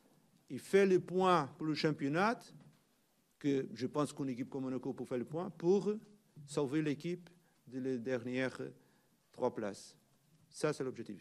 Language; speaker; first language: French; non-native, learner; Portuguese